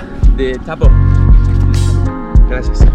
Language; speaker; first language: Spanish; non-native, learner; Danish